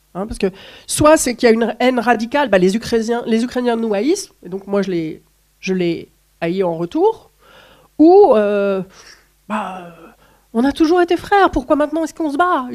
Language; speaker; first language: French; native; French